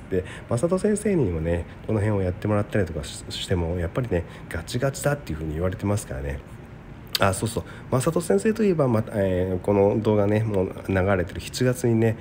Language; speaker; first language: Japanese; native; Japanese